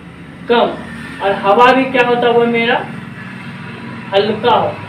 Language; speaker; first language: Hindi; native; Hindi